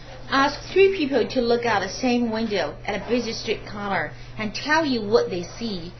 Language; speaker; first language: English; non-native, fluent; Chinese